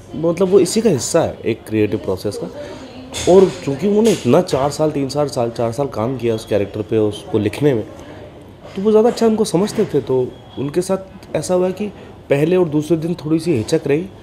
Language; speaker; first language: Hindi; native; Hindi